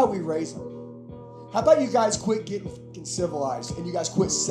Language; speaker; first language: English; native; English